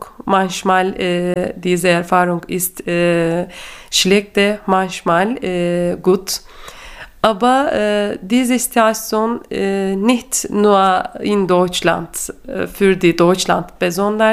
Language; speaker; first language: German; non-native, learner; Turkish